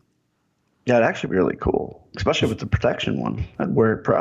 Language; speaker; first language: English; native; English